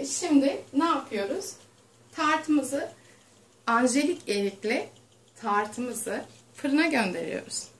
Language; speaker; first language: Turkish; non-native, fluent; Russian